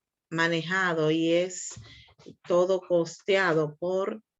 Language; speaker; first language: Spanish; native; Spanish